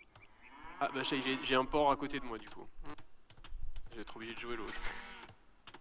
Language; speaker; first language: French; native; French